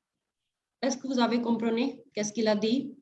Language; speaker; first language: French; non-native, fluent; Hindi